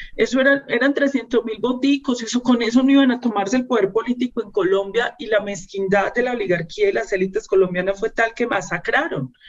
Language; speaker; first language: Spanish; native; Spanish